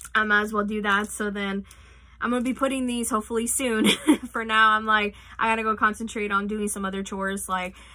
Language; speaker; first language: English; native; English